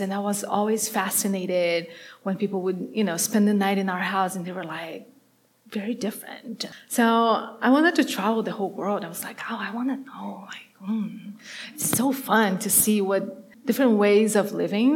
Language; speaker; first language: English; non-native, fluent; Portuguese